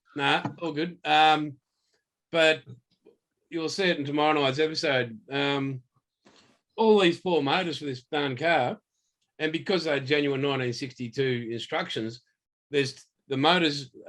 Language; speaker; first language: English; native; English